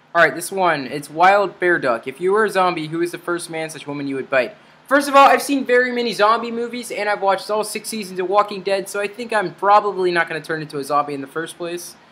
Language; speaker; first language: English; native; English